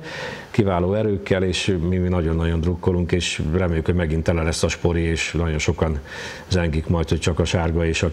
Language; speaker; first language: Hungarian; native; Hungarian